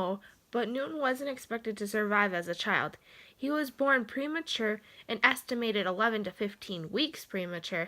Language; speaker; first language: English; native; English